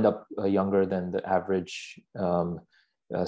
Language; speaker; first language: English; non-native, local second language; Urdu